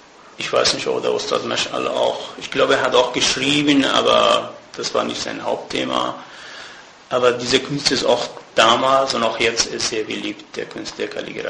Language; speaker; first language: German; non-native, fluent; Persian